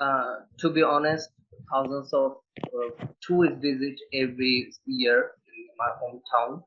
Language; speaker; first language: English; non-native, learner; Bangla